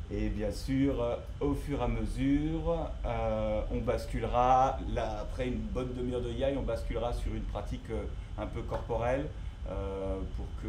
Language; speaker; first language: French; native; French